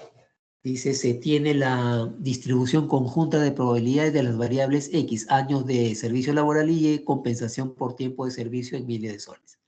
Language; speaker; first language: Spanish; native; Spanish